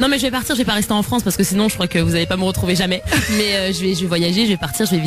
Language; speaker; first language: French; native; French